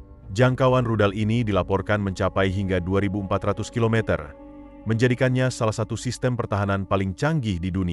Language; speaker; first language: Indonesian; native; Indonesian